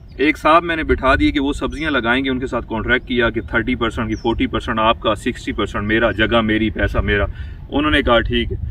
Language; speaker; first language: Hindi; non-native, local second language; Punjabi